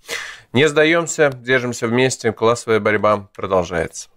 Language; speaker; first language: Russian; native; Russian